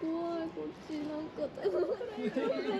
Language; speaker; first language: Japanese; native; Japanese